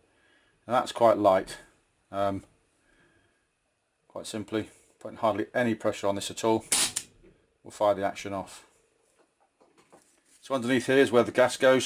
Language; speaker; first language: English; native; English